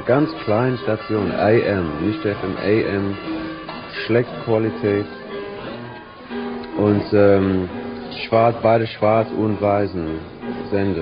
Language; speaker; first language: German; non-native, learner; English